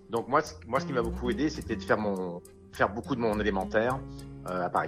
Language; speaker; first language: French; early bilingual, heritage; French